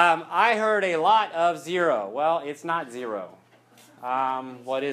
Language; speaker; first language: English; native; English